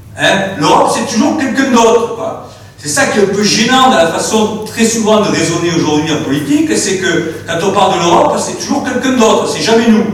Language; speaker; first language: French; native; French